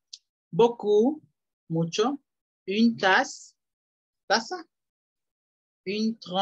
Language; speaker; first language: French; non-native, fluent; Spanish